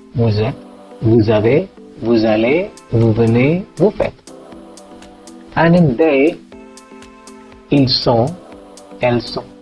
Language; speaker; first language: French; non-native, fluent; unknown